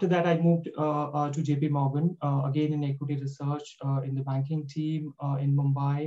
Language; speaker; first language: English; non-native, local second language; Hindi